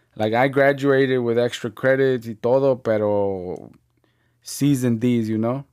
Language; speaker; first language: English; early bilingual, other home language; Spanish